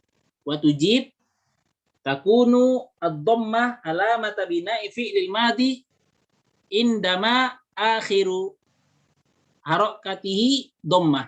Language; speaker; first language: Arabic; non-native, fluent; Indonesian